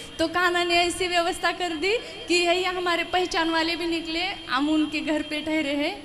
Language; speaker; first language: Hindi; non-native, local second language; Marathi